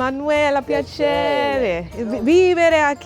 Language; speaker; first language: Italian; non-native, learner; English